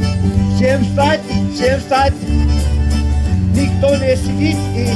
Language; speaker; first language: Russian; non-native, fluent; Estonian